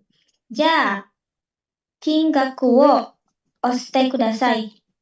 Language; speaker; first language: Japanese; non-native, learner; Indonesian